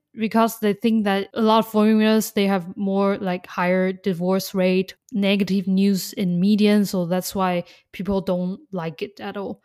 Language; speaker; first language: English; non-native, fluent; Chinese